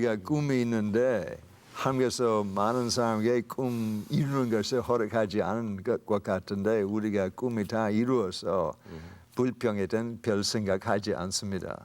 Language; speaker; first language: Korean; non-native, fluent; English